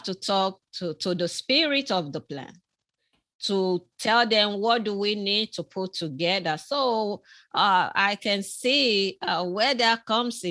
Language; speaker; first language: English; non-native, local second language; Yoruba